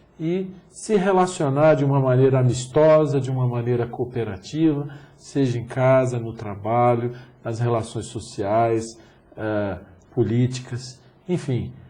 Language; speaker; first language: Portuguese; native; Portuguese